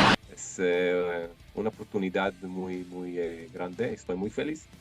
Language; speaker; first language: Spanish; non-native, learner; Hebrew